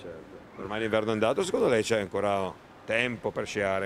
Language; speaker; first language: Italian; native; Italian